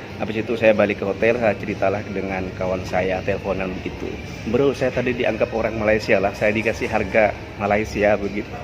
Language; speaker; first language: Indonesian; non-native, local second language; Madurese